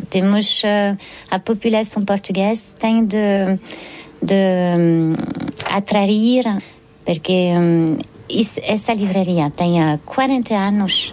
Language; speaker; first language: Portuguese; non-native, fluent; French